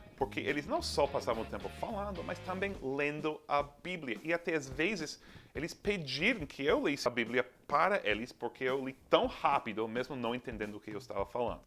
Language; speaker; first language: Portuguese; non-native, fluent; English